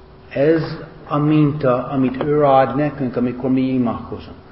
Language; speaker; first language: Hungarian; non-native, learner; English